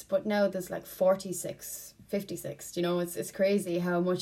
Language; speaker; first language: English; native; English